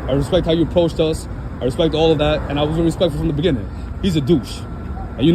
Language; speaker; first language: English; native; English